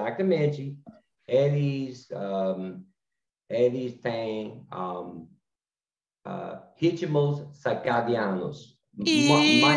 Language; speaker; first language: Portuguese; non-native, learner; English